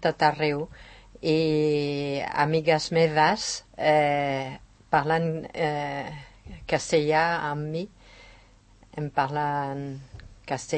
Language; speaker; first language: Catalan; non-native, learner; French